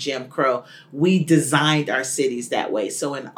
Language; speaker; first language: English; native; English